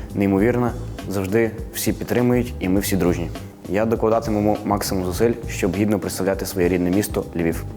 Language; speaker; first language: Ukrainian; native; Ukrainian